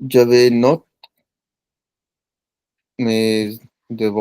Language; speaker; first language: French; non-native, learner; Punjabi